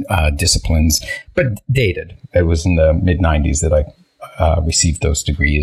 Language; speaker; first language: English; early bilingual, other home language; Hebrew